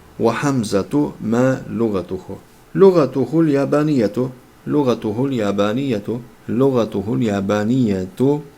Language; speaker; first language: Arabic; non-native, fluent; Turkish